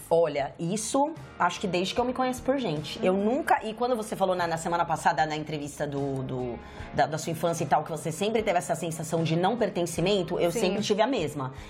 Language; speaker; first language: Portuguese; native; Portuguese